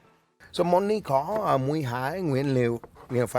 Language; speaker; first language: Vietnamese; non-native, learner; English